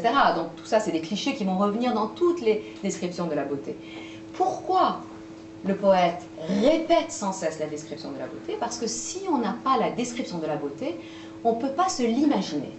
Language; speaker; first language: French; native; French